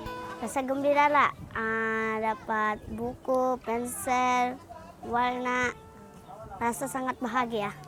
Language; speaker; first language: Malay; early bilingual, other home language; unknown